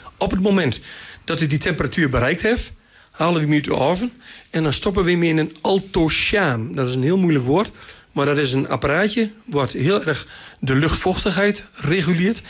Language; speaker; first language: Dutch; native; Dutch